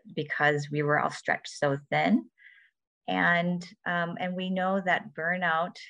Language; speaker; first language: English; native; English